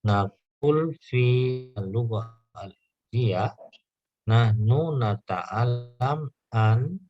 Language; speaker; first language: Arabic; non-native, fluent; Indonesian